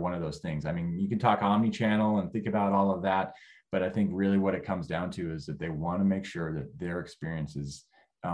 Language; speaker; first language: English; native; English